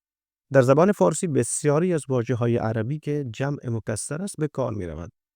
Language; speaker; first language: Persian; non-native, fluent; Urdu